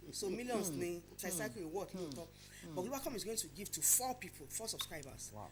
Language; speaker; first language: English; non-native, local second language; Yoruba